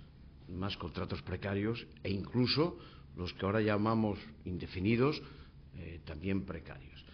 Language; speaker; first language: Spanish; native; Spanish